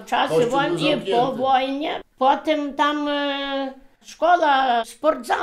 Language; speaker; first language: Polish; early bilingual, heritage; Polish